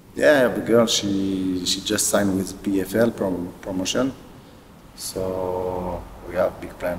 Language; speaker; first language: English; non-native, learner; French